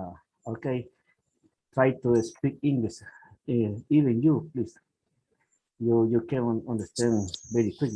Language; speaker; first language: English; non-native, learner; Spanish